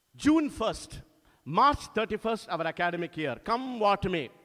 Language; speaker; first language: English; non-native, local second language; Telugu